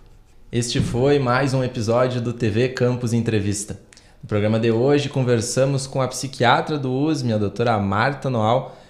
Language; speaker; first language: Portuguese; native; Portuguese